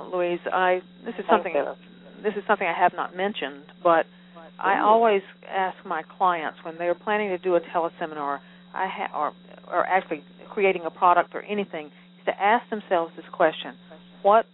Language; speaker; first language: English; native; English